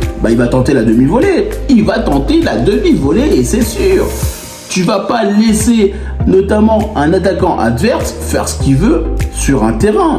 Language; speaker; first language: French; native; French